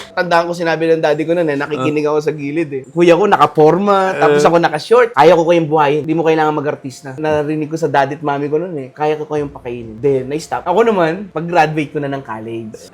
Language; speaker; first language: Filipino; native; Filipino